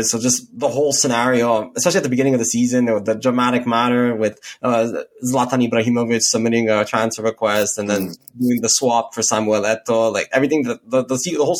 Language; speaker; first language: English; native; English